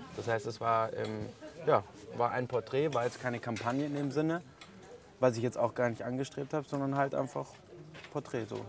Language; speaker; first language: German; native; German